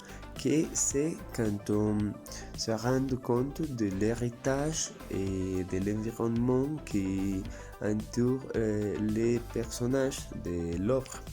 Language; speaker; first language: French; non-native, learner; Spanish